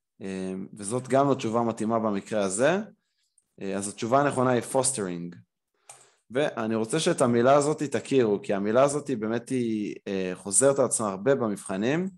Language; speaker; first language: Hebrew; native; Hebrew